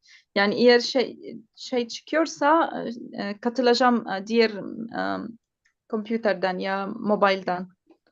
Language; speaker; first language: Turkish; non-native, learner; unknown